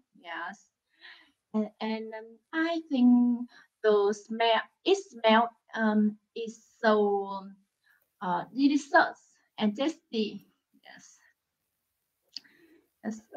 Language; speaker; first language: English; non-native, learner; Vietnamese